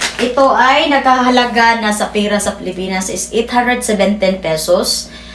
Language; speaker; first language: Filipino; non-native, local second language; Cebuano